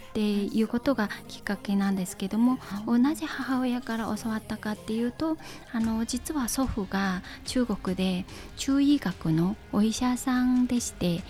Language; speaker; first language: Japanese; non-native, fluent; Korean